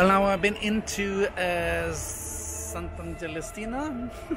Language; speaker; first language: English; non-native, fluent; Swedish